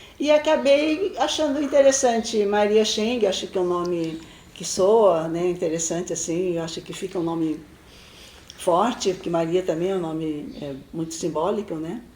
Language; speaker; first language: Portuguese; early bilingual, other home language; Chinese